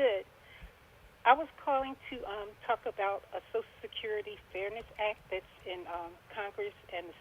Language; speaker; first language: English; native; English